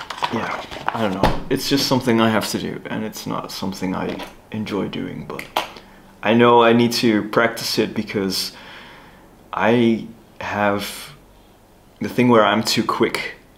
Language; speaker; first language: English; non-native, fluent; Dutch